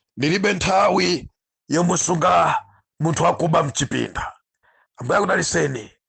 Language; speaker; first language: Nyanja; native; Nyanja